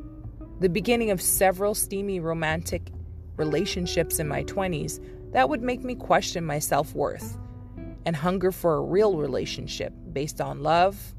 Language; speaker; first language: English; native; English